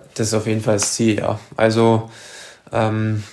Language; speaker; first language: German; native; German